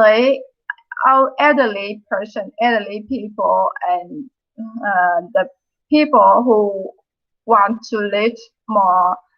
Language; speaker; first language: English; non-native, fluent; Vietnamese